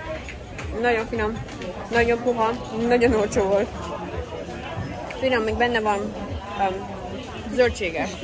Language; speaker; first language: Hungarian; early bilingual, heritage; Hungarian